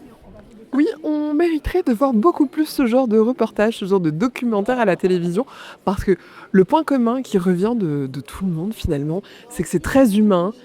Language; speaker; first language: French; native; French